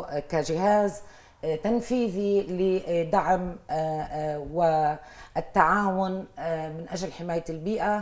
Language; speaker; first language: Arabic; native; Arabic